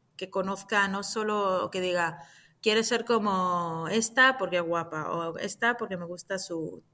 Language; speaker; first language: Spanish; non-native, fluent; Hebrew